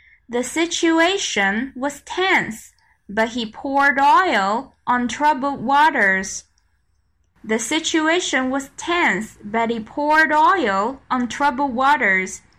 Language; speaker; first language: English; non-native, fluent; Chinese